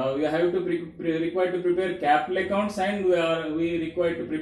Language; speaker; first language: English; non-native, local second language; Telugu